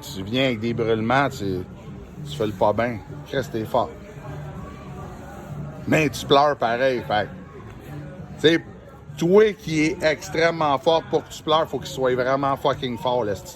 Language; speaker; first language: French; native; French